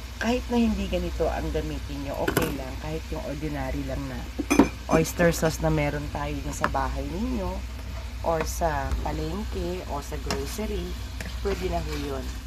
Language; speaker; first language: Filipino; native; Filipino